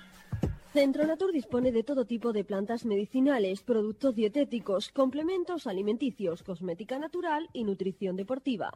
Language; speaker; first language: Spanish; native; Spanish